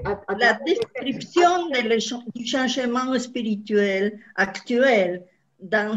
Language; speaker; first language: French; non-native, learner; Spanish